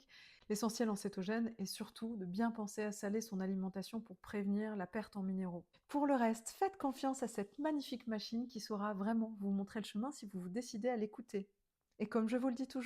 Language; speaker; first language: French; native; French